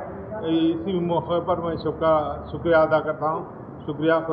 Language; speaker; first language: Urdu; native; Urdu